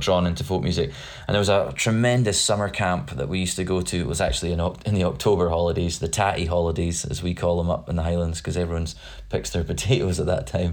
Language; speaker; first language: English; native; English